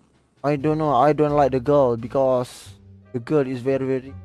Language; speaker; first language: English; non-native, learner; Malay